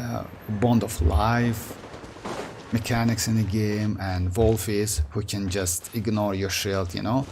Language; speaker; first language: English; non-native, fluent; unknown